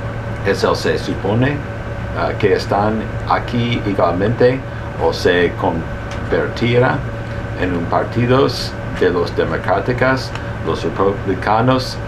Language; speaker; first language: Spanish; early bilingual, heritage; Spanish